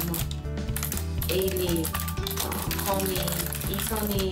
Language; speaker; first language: Korean; non-native, learner; Spanish